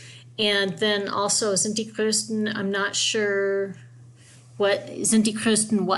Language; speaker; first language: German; non-native, fluent; English